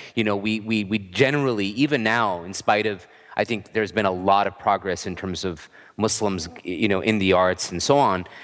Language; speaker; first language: English; native; English